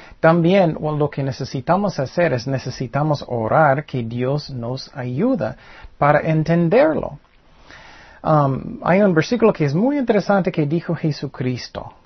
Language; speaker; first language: Spanish; non-native, fluent; English